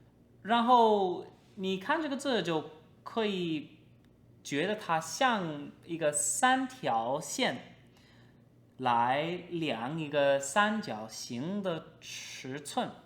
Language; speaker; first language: Chinese; non-native, fluent; English